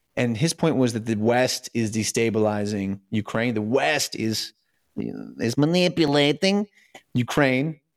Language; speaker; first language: English; early bilingual, other home language; Russian